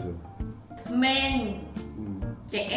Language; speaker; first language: Korean; non-native, learner; Vietnamese